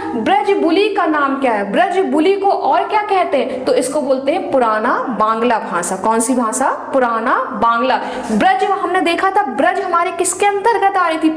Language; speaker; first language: Hindi; native; Hindi